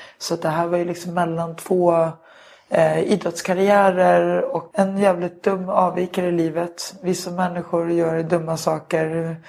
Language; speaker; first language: Swedish; native; Swedish